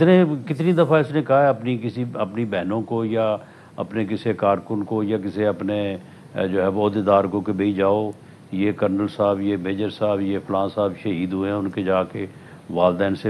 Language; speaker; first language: Urdu; non-native, local second language; Punjabi